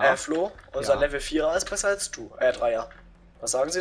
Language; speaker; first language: German; native; German